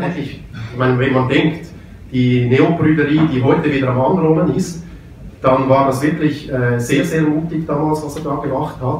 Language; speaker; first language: German; native; German